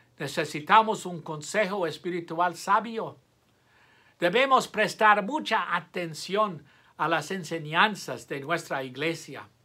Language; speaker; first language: Spanish; non-native, fluent; English